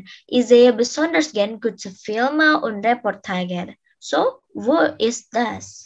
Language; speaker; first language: German; non-native, learner; Indonesian